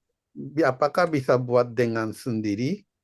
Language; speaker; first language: Indonesian; non-native, fluent; Japanese